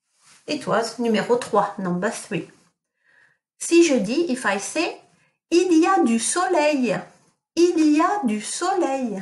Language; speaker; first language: French; non-native, fluent; English